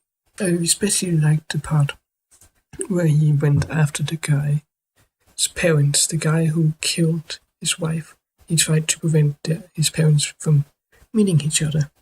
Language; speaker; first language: English; non-native, fluent; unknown